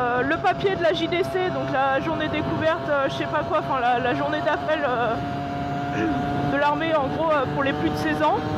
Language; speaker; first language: French; native; French